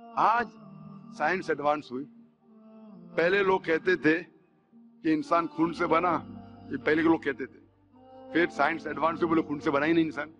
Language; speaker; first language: Hindi; non-native, local second language; Konkani